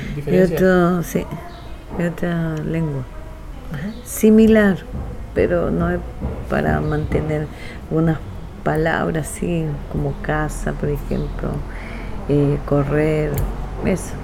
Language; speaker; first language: Spanish; non-native, local second language; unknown